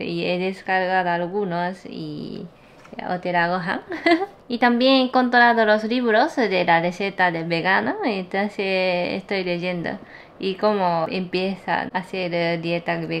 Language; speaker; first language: Spanish; non-native, learner; Japanese